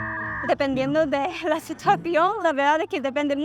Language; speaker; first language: Spanish; non-native, fluent; Filipino